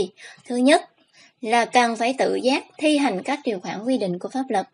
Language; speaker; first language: Vietnamese; native; Vietnamese